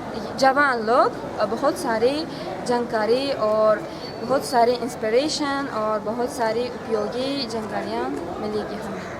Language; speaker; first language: Hindi; non-native, learner; Uzbek